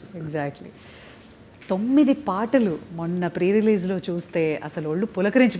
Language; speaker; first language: Telugu; native; Telugu